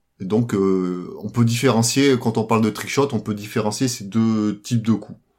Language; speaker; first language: French; native; French